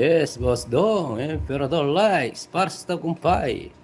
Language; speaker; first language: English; non-native, local second language; Filipino